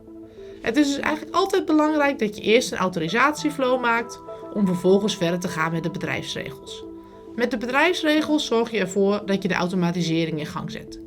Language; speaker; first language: Dutch; native; Dutch